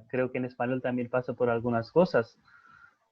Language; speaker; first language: Spanish; non-native, fluent; Hindi